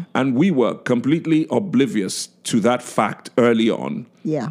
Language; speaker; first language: English; non-native, local second language; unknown